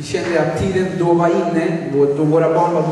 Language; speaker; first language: Swedish; non-native, learner; Spanish